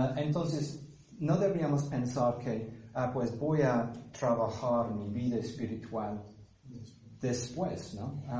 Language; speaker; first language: Spanish; non-native, fluent; English